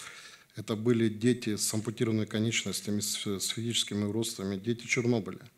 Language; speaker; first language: Russian; native; Russian